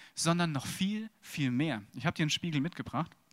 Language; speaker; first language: German; native; German